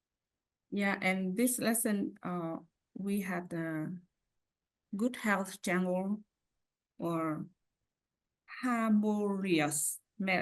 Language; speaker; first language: English; non-native, learner; Vietnamese